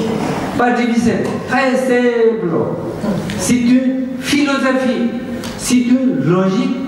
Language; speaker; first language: French; non-native, learner; Tibetan